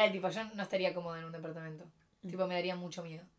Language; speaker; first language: Spanish; native; Spanish